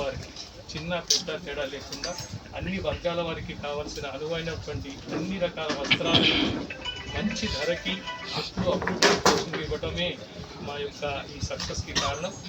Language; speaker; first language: Telugu; native; Telugu